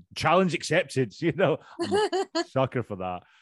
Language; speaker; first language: English; native; English